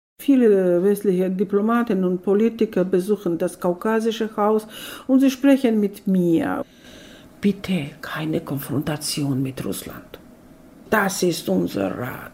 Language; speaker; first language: German; non-native, fluent; Georgian